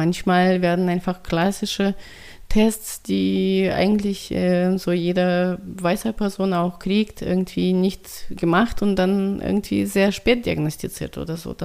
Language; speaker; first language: German; non-native, fluent; Russian